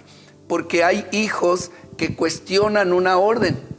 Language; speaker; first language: Spanish; native; Spanish